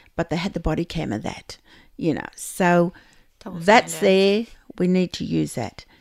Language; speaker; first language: English; native; English